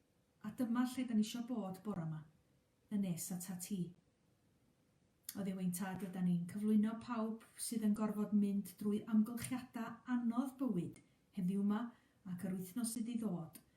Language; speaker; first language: Welsh; native; Welsh